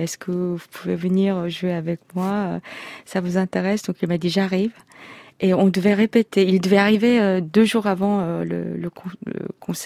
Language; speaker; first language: French; non-native, fluent; Korean